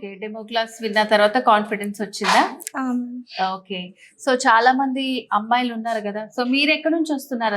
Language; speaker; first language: Telugu; native; Telugu